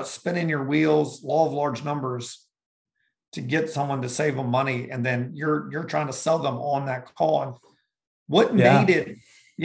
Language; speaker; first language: English; native; English